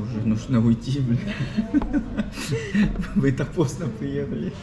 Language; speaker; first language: Russian; non-native, fluent; Korean